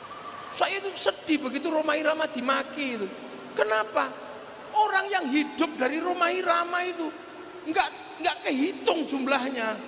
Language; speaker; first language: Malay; non-native, local second language; Javanese